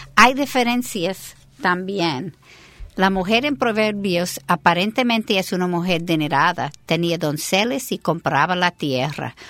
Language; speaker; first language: Spanish; non-native, fluent; English